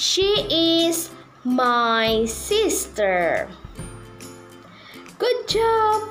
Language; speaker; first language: English; non-native, learner; Indonesian